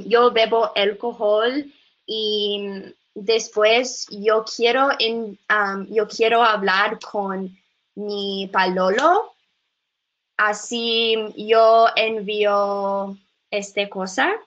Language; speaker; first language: Spanish; non-native, learner; English